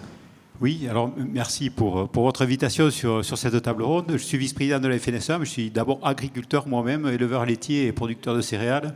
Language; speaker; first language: French; native; French